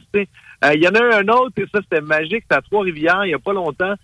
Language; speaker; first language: French; native; French